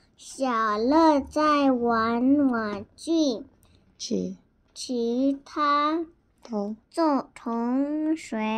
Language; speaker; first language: Chinese; non-native, learner; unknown